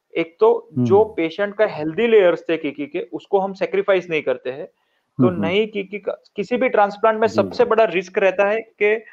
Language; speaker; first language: Hindi; non-native, local second language; Gujarati